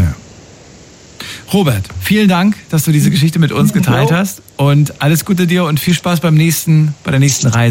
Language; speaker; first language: German; native; German